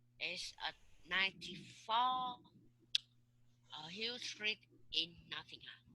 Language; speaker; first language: English; non-native, learner; Vietnamese